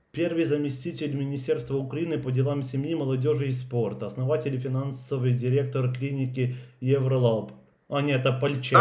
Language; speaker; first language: Russian; native; Russian